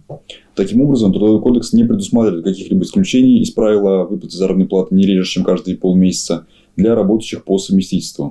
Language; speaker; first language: Russian; native; Russian